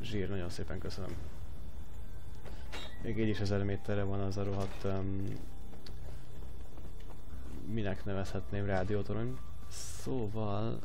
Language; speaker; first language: Hungarian; native; Hungarian